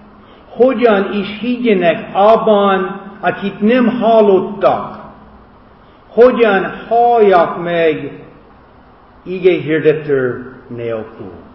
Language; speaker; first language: Hungarian; non-native, fluent; English